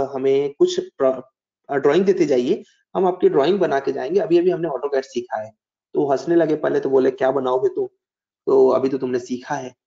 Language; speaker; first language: Hindi; native; Hindi